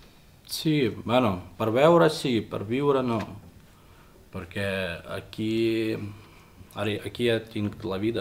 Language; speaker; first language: Catalan; non-native, learner; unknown